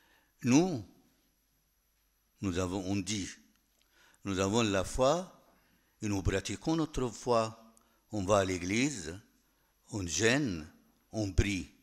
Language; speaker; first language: French; non-native, fluent; Arabic